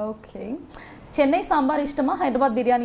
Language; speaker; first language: Telugu; native; Telugu